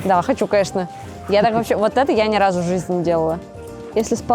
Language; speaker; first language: Russian; native; Russian